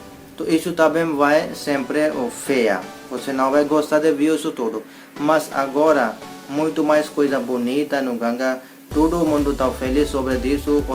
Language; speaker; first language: Portuguese; non-native, learner; Hindi